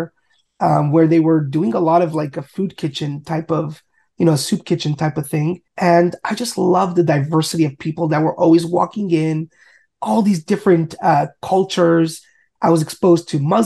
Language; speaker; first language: English; native; English